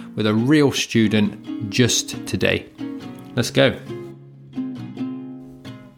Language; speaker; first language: English; native; English